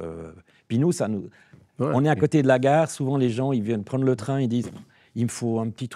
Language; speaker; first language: French; native; French